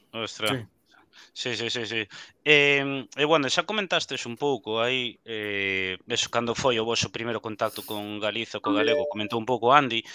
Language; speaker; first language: Galician; native; Galician